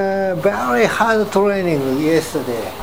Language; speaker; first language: English; non-native, learner; Japanese